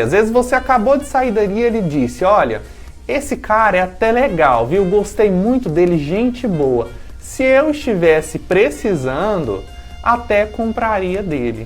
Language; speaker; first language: Portuguese; native; Portuguese